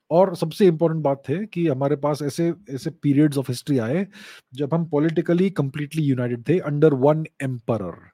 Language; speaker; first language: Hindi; non-native, local second language; Gujarati